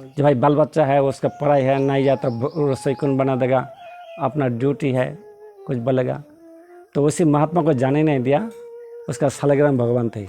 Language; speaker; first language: Hindi; non-native, local second language; Bangla